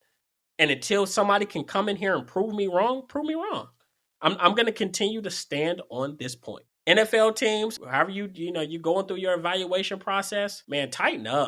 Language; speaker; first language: English; native; English